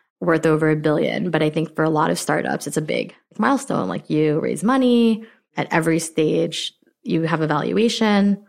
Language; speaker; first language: English; early bilingual, other home language; Filipino